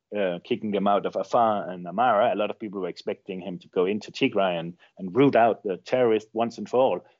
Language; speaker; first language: English; non-native, fluent; Danish